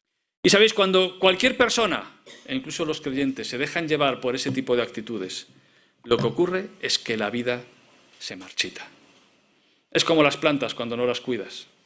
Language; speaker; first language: Spanish; native; Spanish